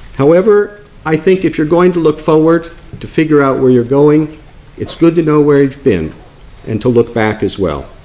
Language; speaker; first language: English; native; English